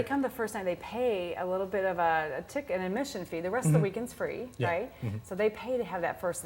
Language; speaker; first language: English; native; English